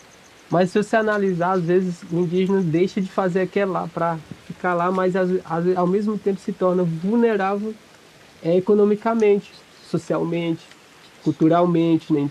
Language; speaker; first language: Portuguese; non-native, local second language; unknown